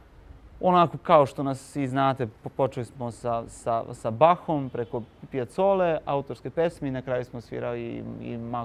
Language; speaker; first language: Serbian; native; Serbian